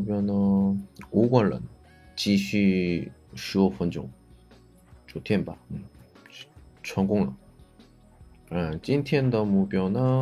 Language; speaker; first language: Chinese; non-native, learner; Korean